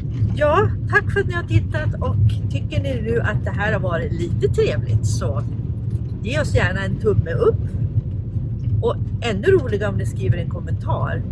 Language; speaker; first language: Swedish; native; Swedish